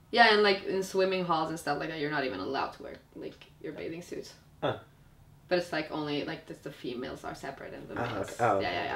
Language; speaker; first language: English; non-native, fluent; Finnish